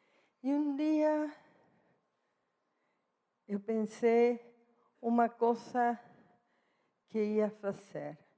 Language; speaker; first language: Portuguese; non-native, fluent; Spanish